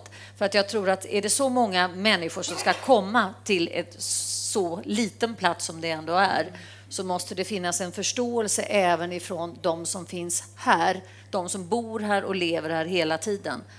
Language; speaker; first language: Swedish; native; Swedish